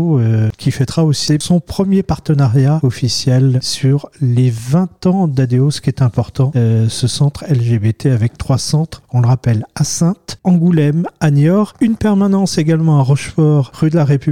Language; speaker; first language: French; native; French